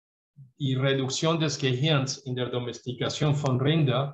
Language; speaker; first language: German; non-native, fluent; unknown